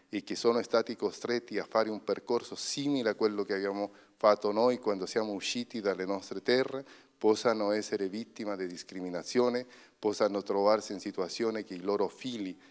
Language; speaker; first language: Italian; non-native, fluent; Spanish